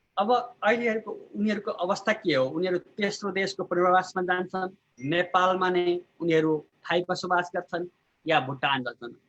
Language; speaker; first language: Nepali; native; Nepali